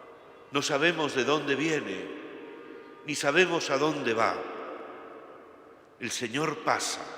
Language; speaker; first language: Spanish; native; Spanish